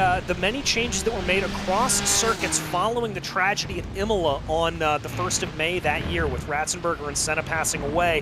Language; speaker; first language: English; native; English